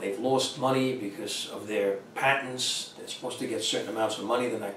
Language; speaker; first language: English; native; English